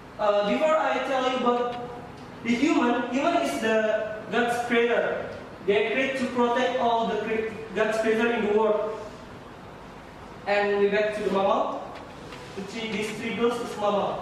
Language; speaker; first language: English; non-native, learner; Indonesian